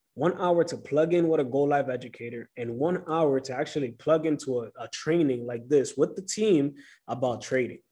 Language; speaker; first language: English; early bilingual, other home language; Spanish